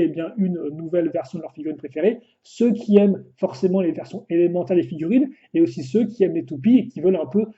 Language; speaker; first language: French; native; French